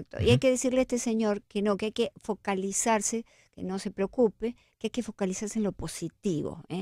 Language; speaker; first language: Spanish; native; Spanish